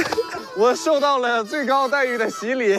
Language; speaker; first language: Chinese; native; Chinese